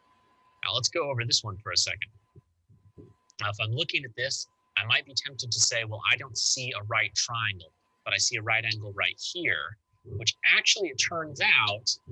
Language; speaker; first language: English; native; English